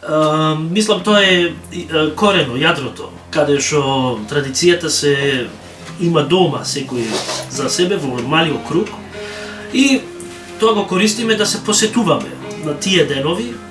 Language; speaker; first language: Macedonian; early bilingual, heritage; Macedonian